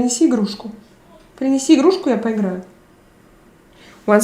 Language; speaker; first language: Russian; native; Russian